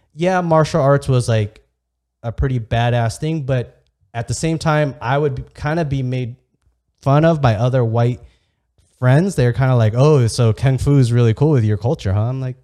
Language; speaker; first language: English; native; English